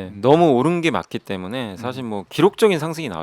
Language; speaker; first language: Korean; native; Korean